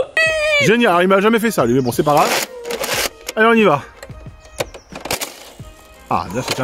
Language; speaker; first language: French; native; French